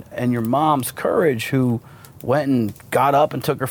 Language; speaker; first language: English; native; English